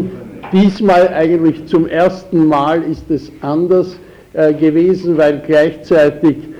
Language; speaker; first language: German; non-native, fluent; Italian